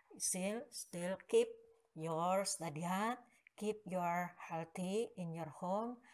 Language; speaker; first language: English; non-native, learner; Indonesian